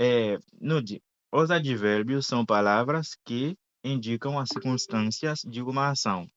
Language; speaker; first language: Portuguese; non-native, fluent; Haitian Creole